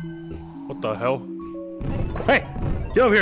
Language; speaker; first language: English; native; English